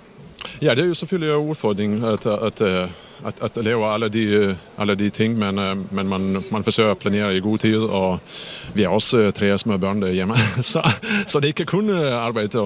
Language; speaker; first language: Danish; non-native, fluent; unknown